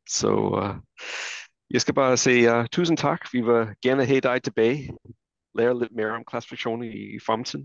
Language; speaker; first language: Danish; non-native, fluent; English